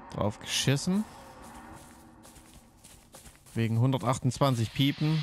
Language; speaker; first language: German; native; German